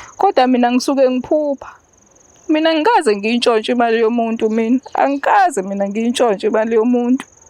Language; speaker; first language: Zulu; native; Zulu